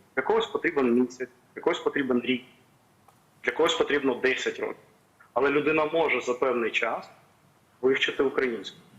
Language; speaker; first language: Ukrainian; native; Ukrainian